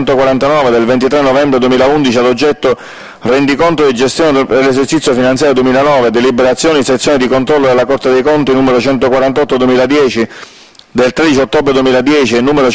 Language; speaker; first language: Italian; native; Italian